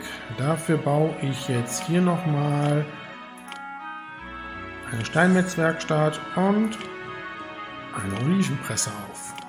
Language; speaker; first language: German; native; German